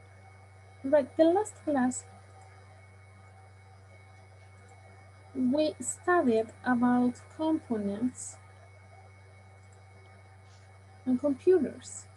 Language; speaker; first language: English; non-native, learner; Spanish